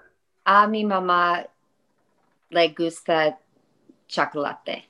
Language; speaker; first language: Spanish; non-native, learner; English